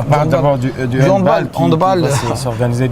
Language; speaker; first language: French; non-native, local second language; Lingala